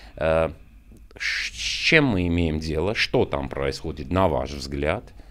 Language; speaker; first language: Russian; non-native, local second language; Armenian